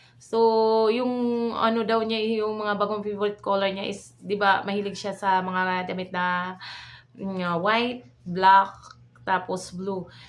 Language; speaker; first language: Filipino; non-native, local second language; Waray